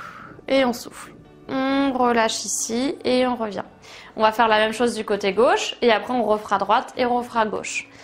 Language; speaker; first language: French; native; French